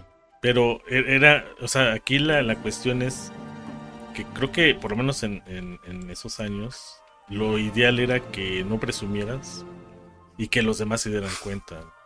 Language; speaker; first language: Spanish; native; Spanish